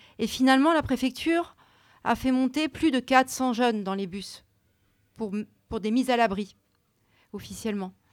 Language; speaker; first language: French; native; French